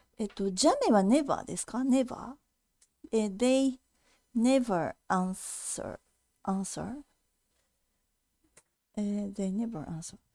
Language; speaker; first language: Japanese; native; Japanese